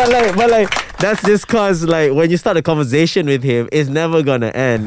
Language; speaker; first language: English; non-native, local second language; Malay